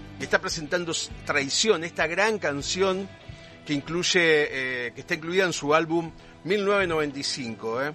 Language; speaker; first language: Spanish; native; Spanish